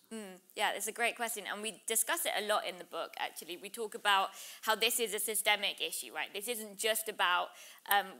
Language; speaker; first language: English; native; English